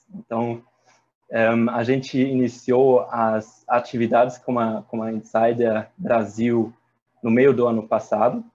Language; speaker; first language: Portuguese; non-native, fluent; German